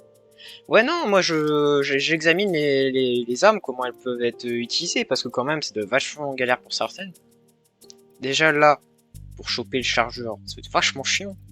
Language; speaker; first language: French; native; French